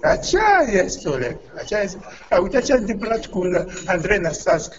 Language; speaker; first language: Romanian; non-native, learner; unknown